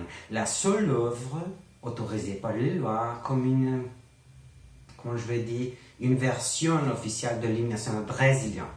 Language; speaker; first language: French; non-native, learner; Portuguese